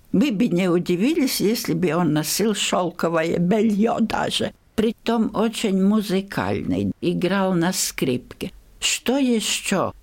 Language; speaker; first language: Russian; non-native, local second language; Latvian